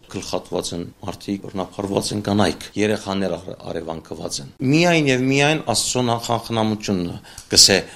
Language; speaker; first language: Armenian; early bilingual, heritage; Armenian